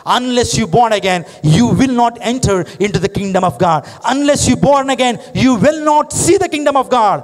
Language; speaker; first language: English; non-native, local second language; Telugu